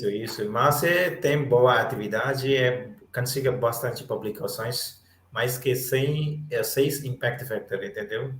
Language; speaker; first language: Portuguese; non-native, learner; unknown